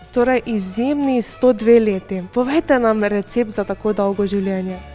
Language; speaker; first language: Slovenian; native; Slovenian